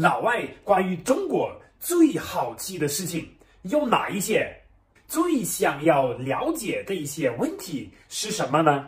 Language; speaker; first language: Chinese; non-native, fluent; German